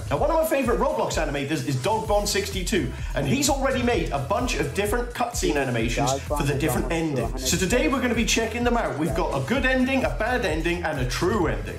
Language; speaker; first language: English; native; English